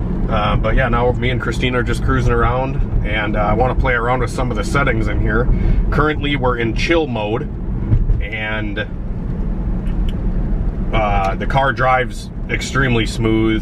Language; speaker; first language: English; native; English